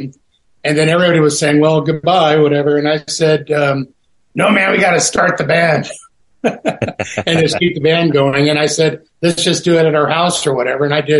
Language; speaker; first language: English; native; English